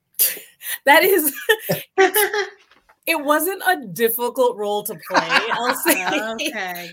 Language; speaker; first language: English; native; English